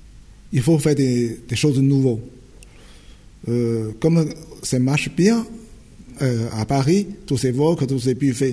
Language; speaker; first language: French; non-native, fluent; Chinese